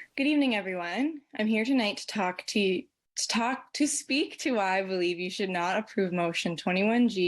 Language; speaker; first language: English; native; English